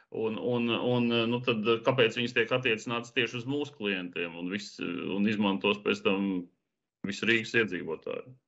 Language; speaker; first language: Latvian; non-native, local second language; Russian